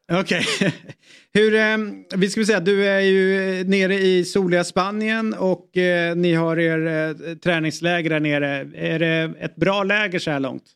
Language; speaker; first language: Swedish; native; Swedish